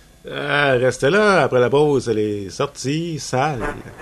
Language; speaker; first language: French; native; French